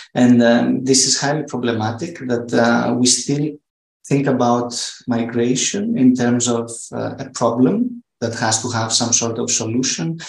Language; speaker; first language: English; non-native, fluent; Greek